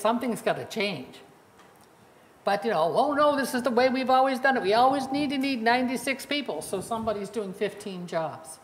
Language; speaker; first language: English; native; English